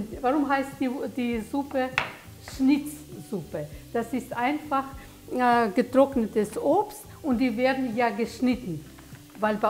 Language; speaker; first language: German; early bilingual, heritage; German